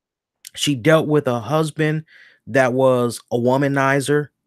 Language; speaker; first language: English; native; English